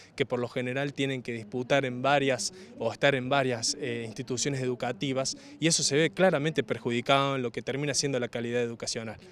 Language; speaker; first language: Spanish; native; Spanish